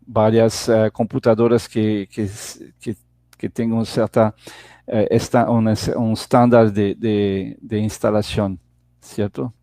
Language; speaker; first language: Spanish; non-native, fluent; Portuguese